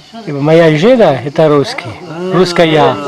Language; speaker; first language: Russian; non-native, learner; French